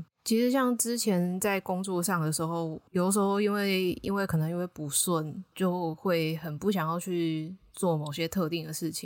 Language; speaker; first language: Chinese; native; Chinese